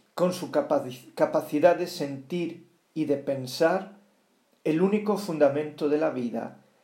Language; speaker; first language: Spanish; non-native, local second language; Galician